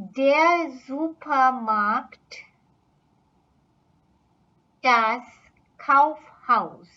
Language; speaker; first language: German; non-native, fluent; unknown